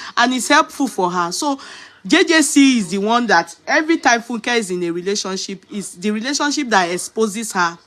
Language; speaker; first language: English; non-native, local second language; Yoruba